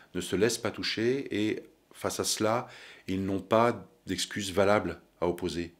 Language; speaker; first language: French; native; French